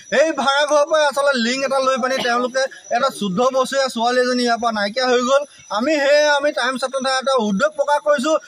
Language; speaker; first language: Assamese; native; Assamese